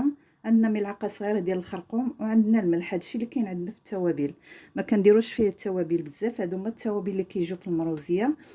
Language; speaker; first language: Arabic; native; Arabic